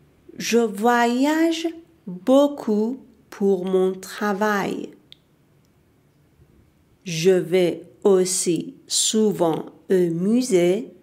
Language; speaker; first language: French; non-native, fluent; Persian